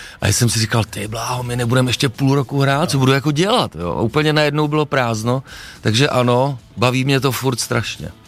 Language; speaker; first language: Czech; native; Czech